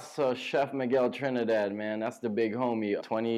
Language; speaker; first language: English; native; English